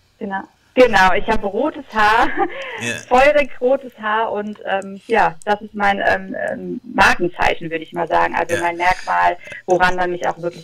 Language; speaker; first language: German; native; German